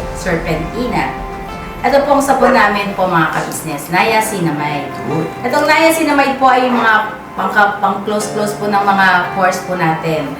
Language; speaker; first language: Filipino; native; Filipino